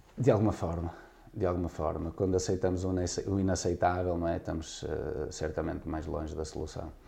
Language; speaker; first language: Portuguese; native; Portuguese